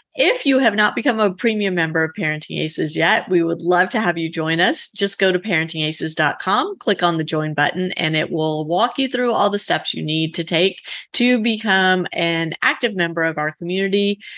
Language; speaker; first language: English; native; English